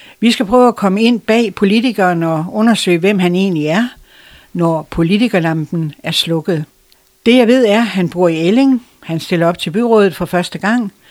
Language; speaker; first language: Danish; native; Danish